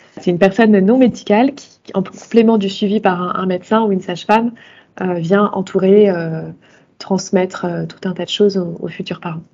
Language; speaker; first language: French; native; French